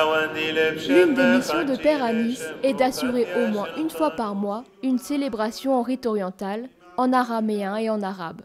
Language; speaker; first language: French; native; French